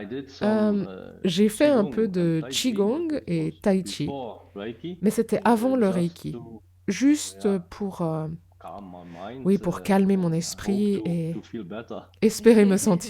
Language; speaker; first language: French; non-native, fluent; German